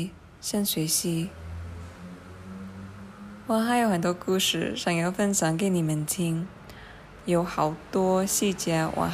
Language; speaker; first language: Chinese; non-native, fluent; English